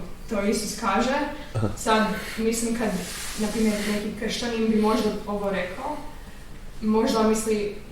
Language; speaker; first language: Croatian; early bilingual, heritage; English